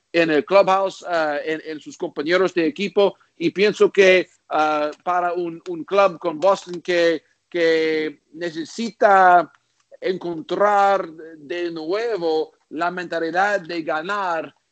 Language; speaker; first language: Spanish; non-native, learner; English